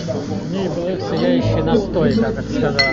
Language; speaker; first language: Russian; native; Russian